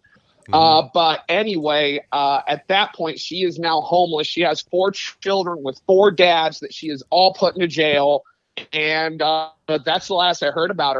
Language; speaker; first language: English; native; English